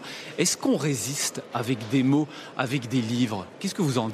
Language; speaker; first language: French; native; French